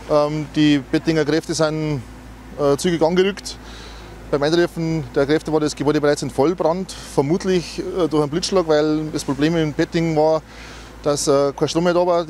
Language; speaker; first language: German; native; German